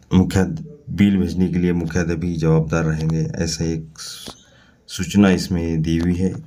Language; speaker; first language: Hindi; non-native, local second language; Marathi